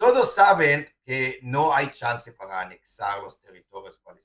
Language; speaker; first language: Spanish; non-native, fluent; Hebrew